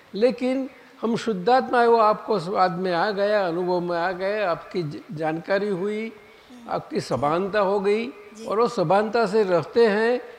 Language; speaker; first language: Hindi; non-native, local second language; Gujarati